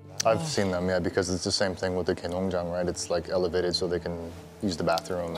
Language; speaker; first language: English; early bilingual, other home language; Korean